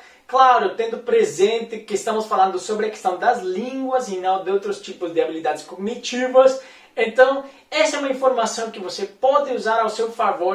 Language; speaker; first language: Portuguese; non-native, fluent; Spanish